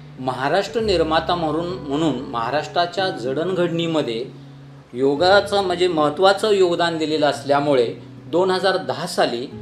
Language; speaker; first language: Marathi; native; Marathi